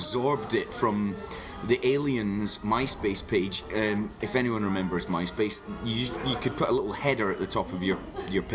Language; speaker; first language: English; native; English